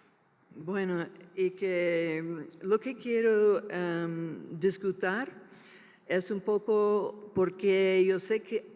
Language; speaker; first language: Spanish; non-native, learner; English